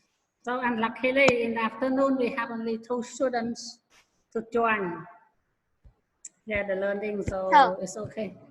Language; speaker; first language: English; non-native, learner; Khmer